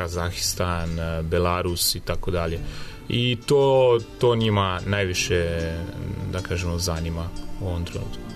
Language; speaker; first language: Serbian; non-native, fluent; Italian